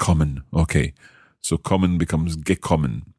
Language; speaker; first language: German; non-native, learner; English